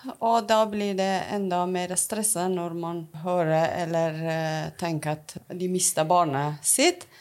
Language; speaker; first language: Norwegian; non-native, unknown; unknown